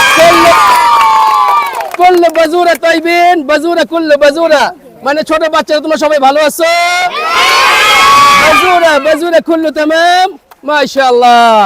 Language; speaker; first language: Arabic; non-native, learner; Bangla